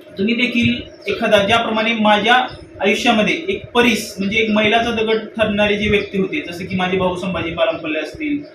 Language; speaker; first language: Marathi; native; Marathi